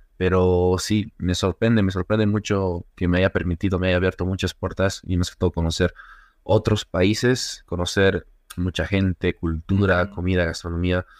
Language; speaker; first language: Spanish; native; Spanish